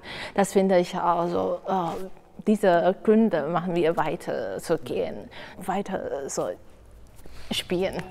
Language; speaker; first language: German; non-native, learner; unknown